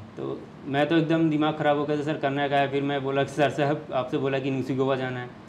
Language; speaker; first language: Hindi; native; Hindi